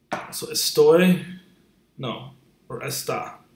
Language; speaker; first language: Spanish; non-native, learner; English